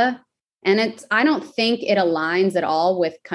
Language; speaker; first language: English; native; English